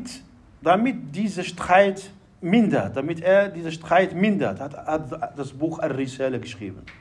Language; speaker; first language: German; non-native, fluent; Arabic